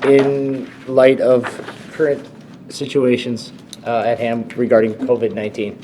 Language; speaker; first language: English; native; English